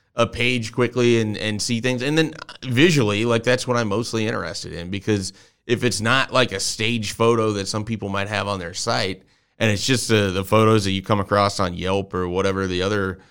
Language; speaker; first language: English; native; English